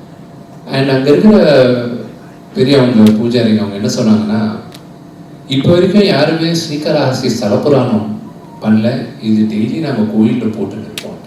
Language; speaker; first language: Tamil; non-native, local second language; Telugu